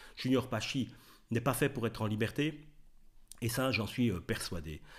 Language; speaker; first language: French; native; French